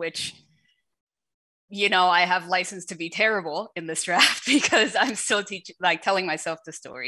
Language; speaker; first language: English; early bilingual, other home language; Wu Chinese